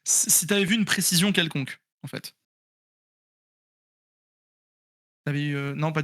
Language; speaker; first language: French; native; French